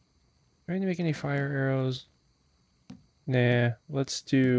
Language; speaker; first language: English; native; English